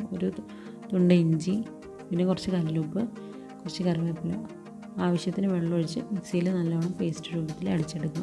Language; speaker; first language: Malayalam; native; Malayalam